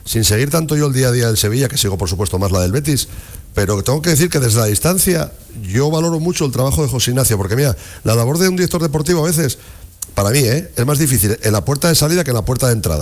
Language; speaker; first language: Spanish; native; Spanish